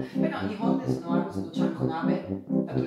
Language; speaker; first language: Japanese; non-native, learner; Italian